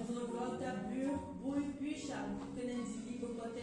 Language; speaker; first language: German; non-native, fluent; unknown